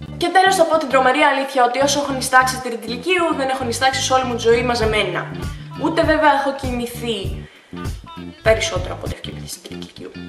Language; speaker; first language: Greek; early bilingual, other home language; Russian